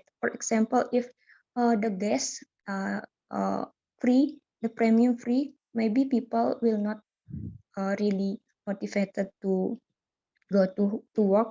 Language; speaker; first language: English; non-native, learner; Indonesian